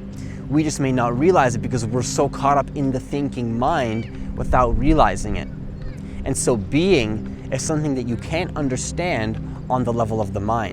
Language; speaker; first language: English; native; English